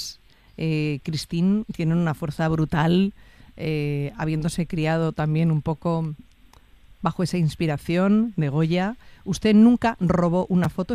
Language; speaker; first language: Spanish; native; Spanish